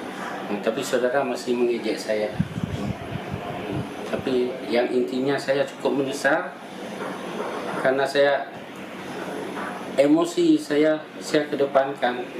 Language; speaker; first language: Indonesian; non-native, local second language; Achinese